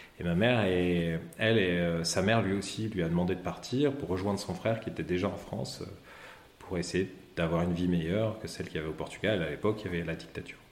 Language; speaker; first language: French; native; French